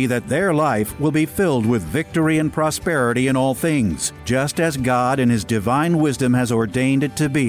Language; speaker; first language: English; native; English